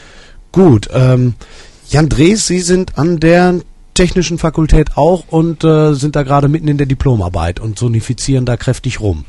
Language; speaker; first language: German; native; German